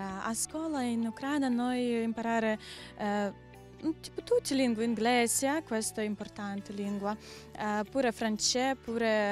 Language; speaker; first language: Italian; non-native, learner; Ukrainian